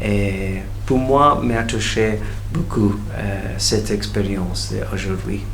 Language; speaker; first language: French; non-native, fluent; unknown